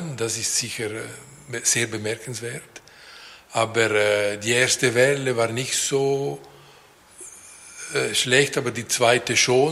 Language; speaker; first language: German; non-native, local second language; Italian